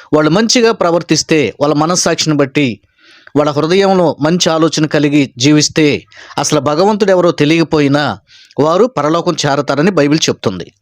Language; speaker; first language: Telugu; native; Telugu